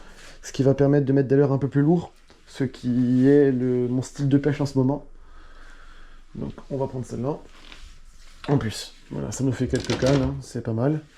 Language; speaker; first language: French; native; French